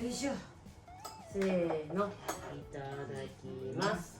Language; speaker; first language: Japanese; native; Japanese